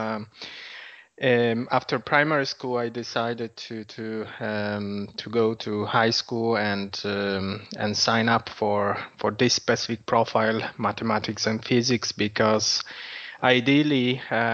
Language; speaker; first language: English; non-native, fluent; Polish